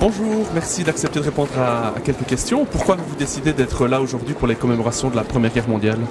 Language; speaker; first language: French; native; French